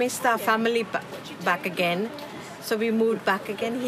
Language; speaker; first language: English; non-native, local second language; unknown